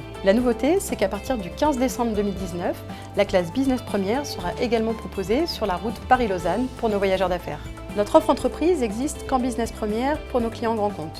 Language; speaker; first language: French; native; French